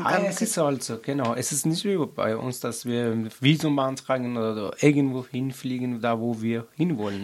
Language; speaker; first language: German; non-native, learner; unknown